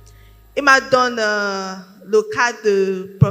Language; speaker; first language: French; non-native, learner; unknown